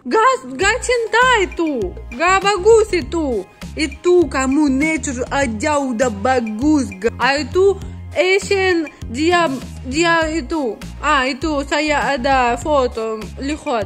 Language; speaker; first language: Indonesian; non-native, learner; Russian